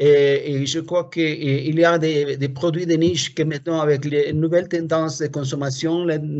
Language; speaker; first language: French; non-native, fluent; Spanish